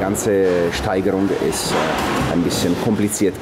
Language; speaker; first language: German; non-native, fluent; Italian